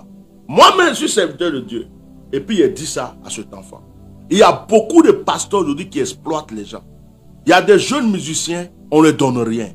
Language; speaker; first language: French; non-native, local second language; Baoulé